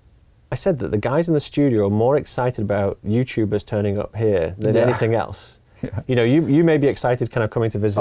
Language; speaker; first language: English; native; English